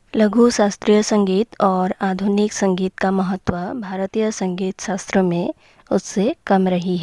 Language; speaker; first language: Hindi; non-native, local second language; Assamese